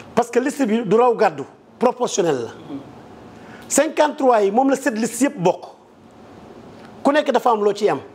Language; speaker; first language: Wolof; native; Wolof